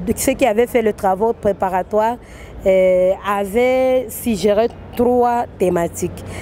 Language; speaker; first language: French; non-native, local second language; Swahili